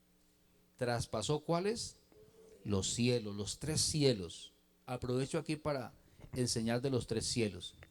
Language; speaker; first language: Spanish; native; Spanish